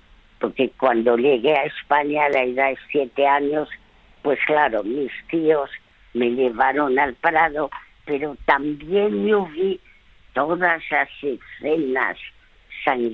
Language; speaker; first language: Spanish; early bilingual, other home language; French